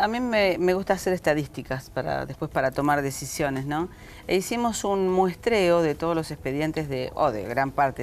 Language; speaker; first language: Spanish; native; Spanish